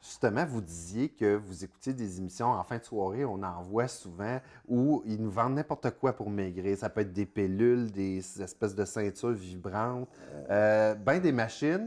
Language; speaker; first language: French; native; French